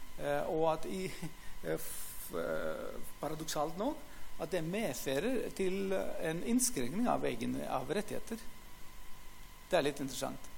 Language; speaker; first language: Norwegian; non-native, fluent; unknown